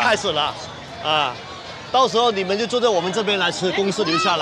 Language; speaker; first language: Chinese; native; Chinese